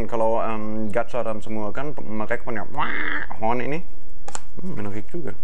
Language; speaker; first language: Indonesian; non-native, fluent; German